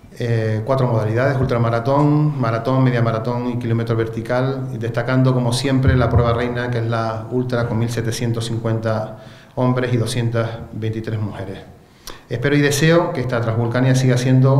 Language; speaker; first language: Spanish; native; Spanish